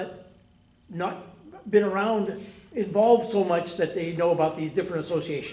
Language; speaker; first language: English; native; English